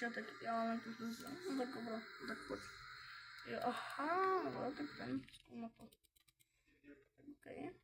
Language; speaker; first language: Czech; non-native, learner; Slovak